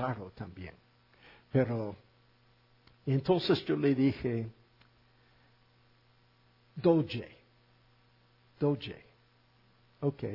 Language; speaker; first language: Spanish; non-native, fluent; English